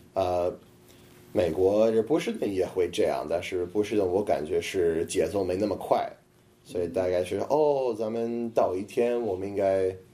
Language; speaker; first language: Chinese; non-native, fluent; English